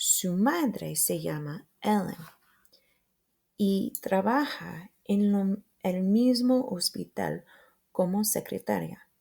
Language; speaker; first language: Spanish; non-native, fluent; English